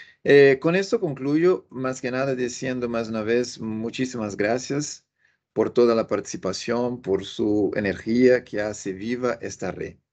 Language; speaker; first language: Spanish; non-native, fluent; Portuguese